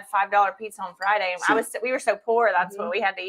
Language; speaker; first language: English; native; English